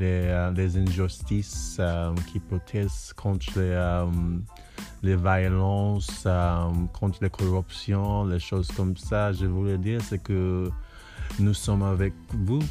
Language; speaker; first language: French; non-native, learner; English